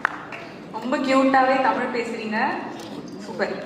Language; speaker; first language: Tamil; native; Tamil